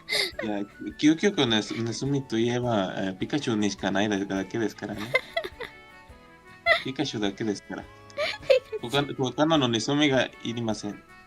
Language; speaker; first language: Japanese; non-native, learner; Spanish